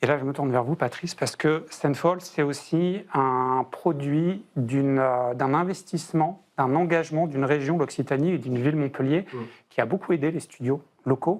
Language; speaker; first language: French; native; French